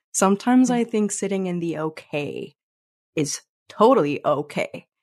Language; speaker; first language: English; early bilingual, other home language; Spanish